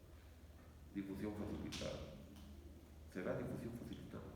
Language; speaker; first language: Spanish; native; Spanish